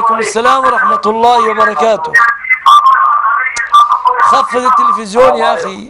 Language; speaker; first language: Arabic; native; Arabic